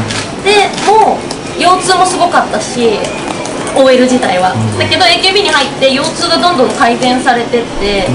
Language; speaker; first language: Japanese; native; Japanese